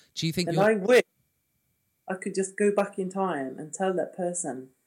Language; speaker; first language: English; non-native, fluent; Swedish